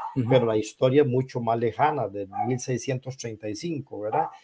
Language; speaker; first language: Spanish; native; Spanish